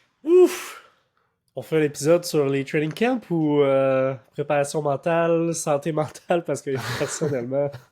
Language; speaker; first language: French; native; French